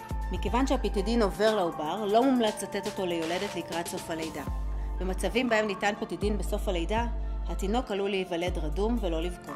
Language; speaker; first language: Hebrew; native; Hebrew